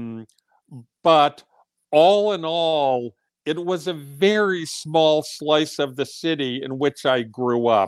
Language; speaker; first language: English; native; English